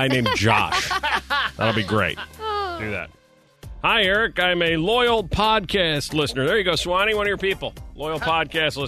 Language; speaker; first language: English; native; English